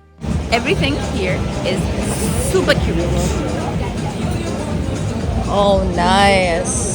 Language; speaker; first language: English; non-native, local second language; Urdu